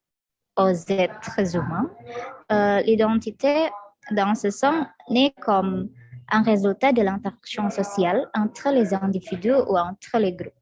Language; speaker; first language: French; non-native, fluent; Indonesian